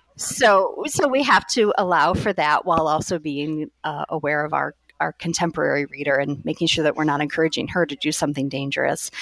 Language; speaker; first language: English; native; English